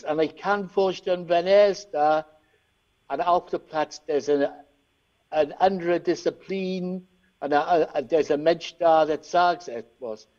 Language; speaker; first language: German; non-native, learner; English